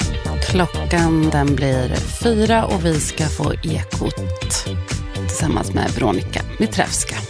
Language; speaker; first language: Swedish; native; Swedish